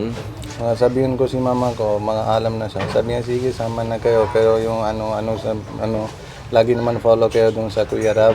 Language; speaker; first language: Filipino; non-native, learner; Punjabi